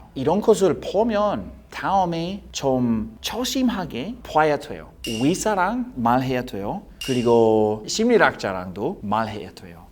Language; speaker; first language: Korean; non-native, learner; English